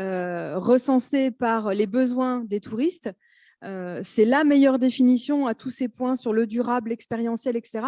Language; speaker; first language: French; native; French